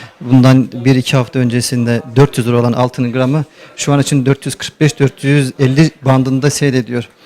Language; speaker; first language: Turkish; native; Turkish